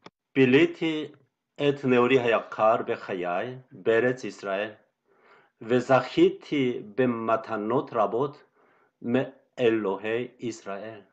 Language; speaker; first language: Hebrew; non-native, fluent; Korean